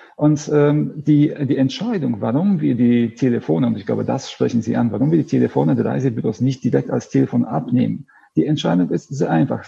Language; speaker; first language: German; non-native, fluent; Polish